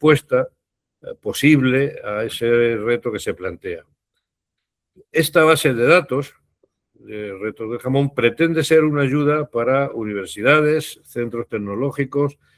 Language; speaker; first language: Spanish; native; Spanish